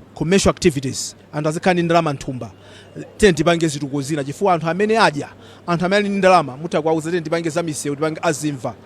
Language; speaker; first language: Nyanja; native; Nyanja